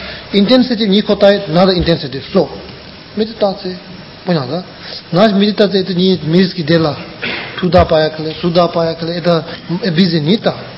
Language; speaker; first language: Russian; non-native, learner; Tibetan